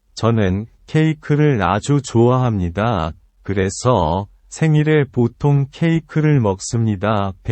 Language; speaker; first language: Korean; non-native, learner; Vietnamese